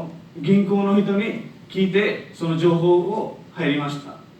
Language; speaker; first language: Japanese; non-native, learner; Bangla